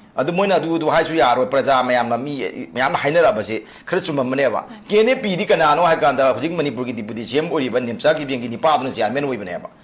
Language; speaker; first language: Manipuri; native; Manipuri